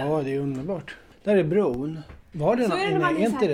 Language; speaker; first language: Swedish; native; Swedish